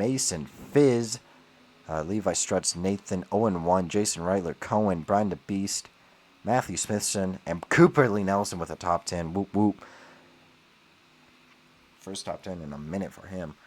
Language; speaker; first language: English; native; English